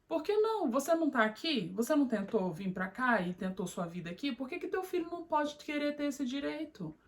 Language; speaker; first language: Portuguese; native; Portuguese